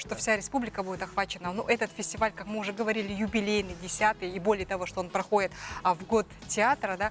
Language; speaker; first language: Russian; native; Russian